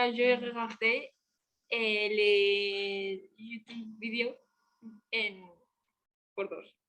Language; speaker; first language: French; non-native, learner; Spanish